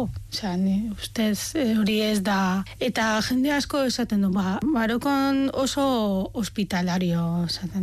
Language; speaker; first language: Basque; non-native, fluent; Arabic